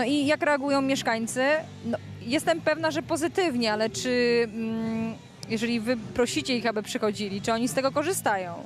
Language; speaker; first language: Polish; native; Polish